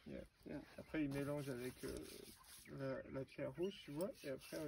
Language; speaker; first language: French; native; French